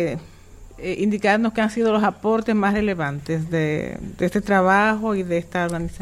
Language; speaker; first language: Spanish; native; Spanish